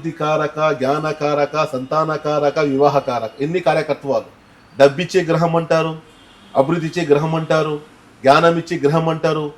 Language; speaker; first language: Telugu; non-native, local second language; Urdu